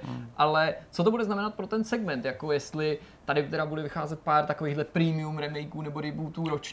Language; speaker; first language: Czech; native; Czech